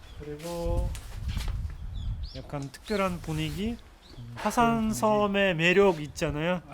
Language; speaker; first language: Korean; non-native, fluent; Russian